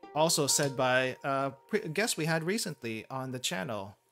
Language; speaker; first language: English; native; English